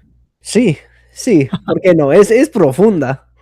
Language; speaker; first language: Spanish; non-native, fluent; English